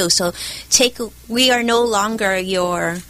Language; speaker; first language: English; early bilingual, other home language; Chinese